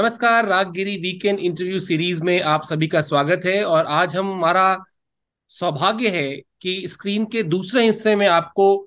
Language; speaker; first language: Hindi; native; Hindi